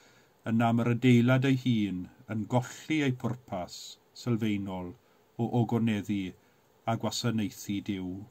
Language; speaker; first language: Welsh; native; Welsh